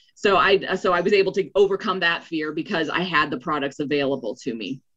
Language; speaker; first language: English; native; English